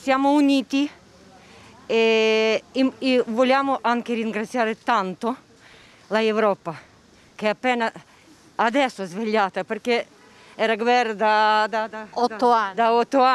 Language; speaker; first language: Italian; non-native, fluent; Ukrainian